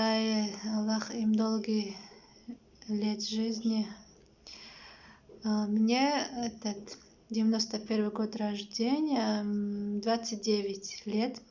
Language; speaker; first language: Russian; non-native, learner; Tajik